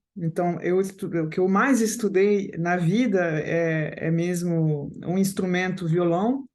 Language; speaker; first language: Portuguese; non-native, fluent; French